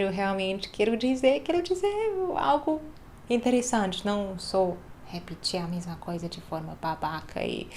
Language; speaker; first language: Portuguese; non-native, fluent; Hungarian